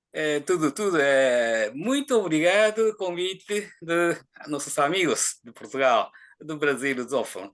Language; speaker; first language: Portuguese; non-native, fluent; Japanese